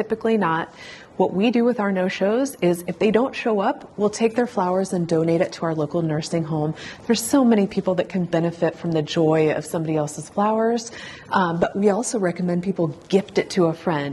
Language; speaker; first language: English; native; English